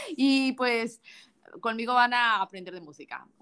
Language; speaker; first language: Spanish; native; Spanish